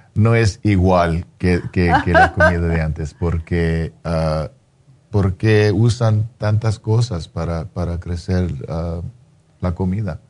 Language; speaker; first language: Spanish; early bilingual, heritage; Spanish